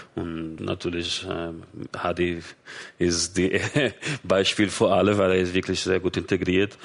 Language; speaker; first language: German; non-native, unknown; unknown